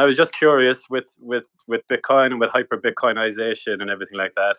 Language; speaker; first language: English; native; English